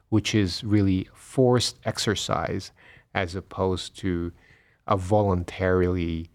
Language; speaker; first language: English; non-native, local second language; Filipino